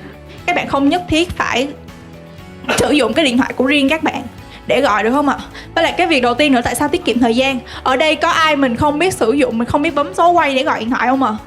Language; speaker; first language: Vietnamese; native; Vietnamese